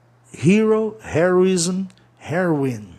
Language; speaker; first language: English; non-native, fluent; Portuguese